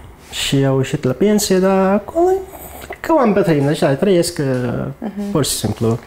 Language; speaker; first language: Romanian; non-native, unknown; Arabic